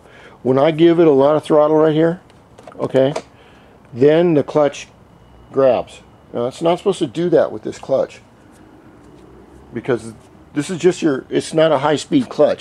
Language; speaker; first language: English; native; English